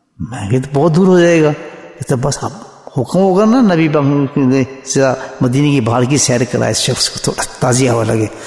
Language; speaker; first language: Urdu; native; Urdu